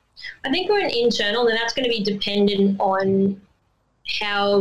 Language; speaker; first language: English; native; English